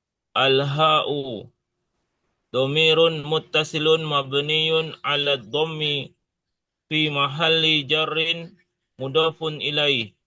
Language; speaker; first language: Arabic; non-native, learner; Indonesian